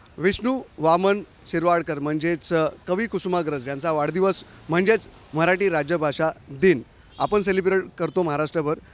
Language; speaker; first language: Marathi; native; Marathi